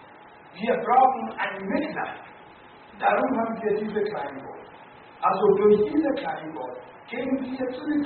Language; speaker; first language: German; non-native, learner; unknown